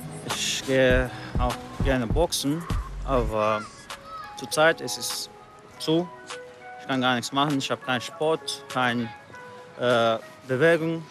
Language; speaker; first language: German; non-native, learner; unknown